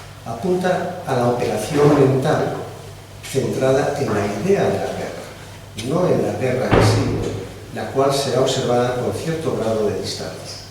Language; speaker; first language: Spanish; native; Spanish